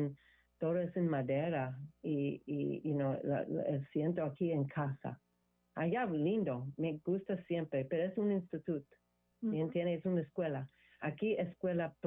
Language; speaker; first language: Spanish; non-native, learner; English